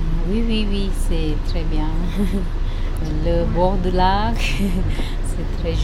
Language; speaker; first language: French; non-native, learner; Tibetan